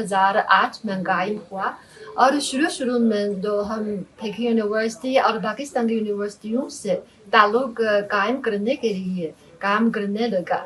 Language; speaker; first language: Hindi; non-native, fluent; Chinese